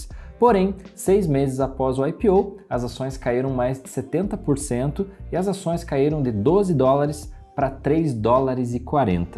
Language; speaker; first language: Portuguese; native; Portuguese